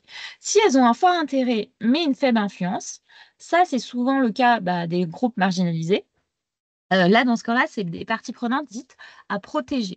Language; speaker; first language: French; native; French